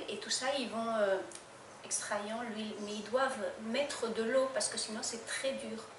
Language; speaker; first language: French; non-native, fluent; Spanish